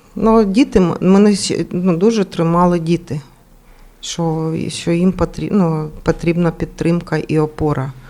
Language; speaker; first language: Ukrainian; non-native, local second language; Russian